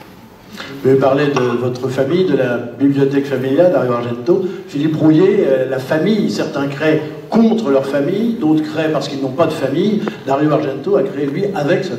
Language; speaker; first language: French; native; French